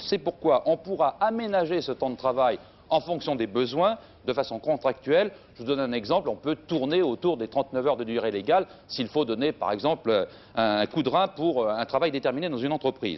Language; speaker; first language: French; native; French